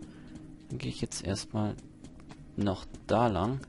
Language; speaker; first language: German; native; German